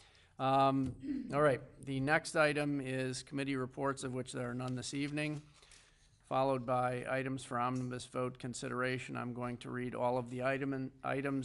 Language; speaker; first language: English; native; English